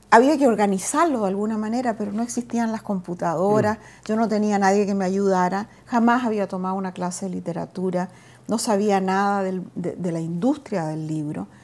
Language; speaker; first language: Spanish; native; Spanish